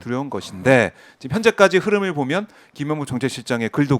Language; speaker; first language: Korean; native; Korean